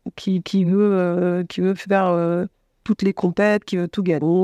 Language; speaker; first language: French; native; French